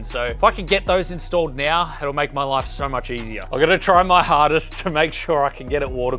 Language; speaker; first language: English; native; English